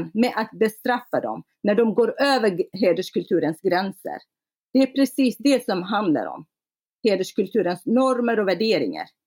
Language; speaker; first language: Swedish; non-native, fluent; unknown